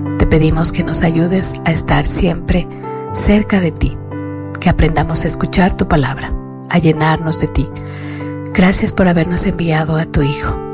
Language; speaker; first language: Spanish; native; Spanish